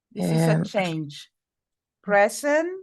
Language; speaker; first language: English; non-native, fluent; Spanish